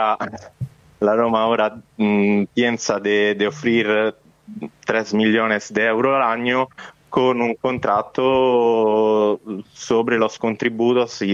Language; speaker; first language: Spanish; non-native, fluent; Italian